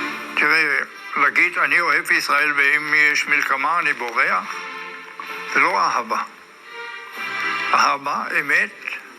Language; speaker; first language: Hebrew; non-native, learner; German